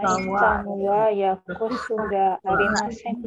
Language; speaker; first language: Japanese; non-native, learner; Indonesian